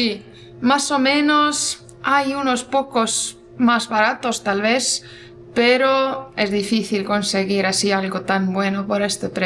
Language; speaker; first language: Spanish; non-native, fluent; Estonian